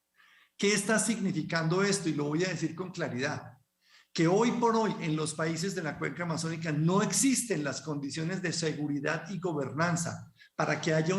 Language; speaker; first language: Spanish; native; Spanish